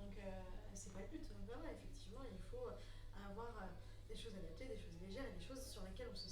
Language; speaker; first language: French; native; French